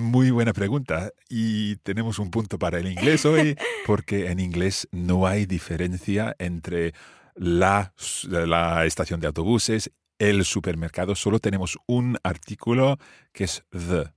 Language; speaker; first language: Spanish; non-native, fluent; English